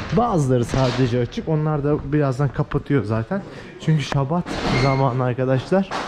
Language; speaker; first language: Turkish; native; Turkish